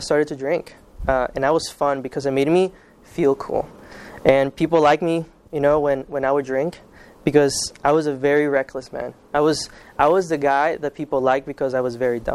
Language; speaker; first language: English; early bilingual, other home language; Spanish